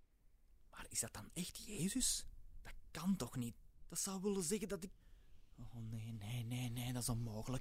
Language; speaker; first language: Dutch; native; Dutch